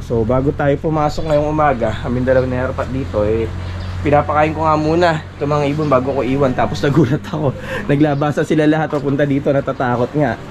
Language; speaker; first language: Filipino; non-native, local second language; Pampanga